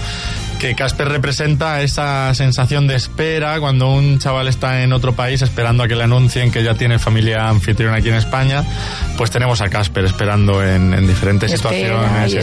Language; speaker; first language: Spanish; native; Spanish